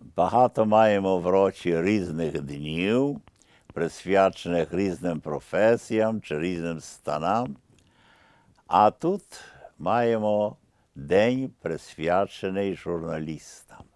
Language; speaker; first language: Ukrainian; early bilingual, heritage; Ukrainian